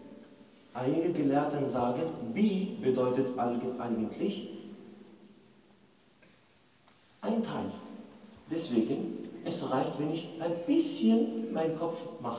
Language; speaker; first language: German; non-native, fluent; Arabic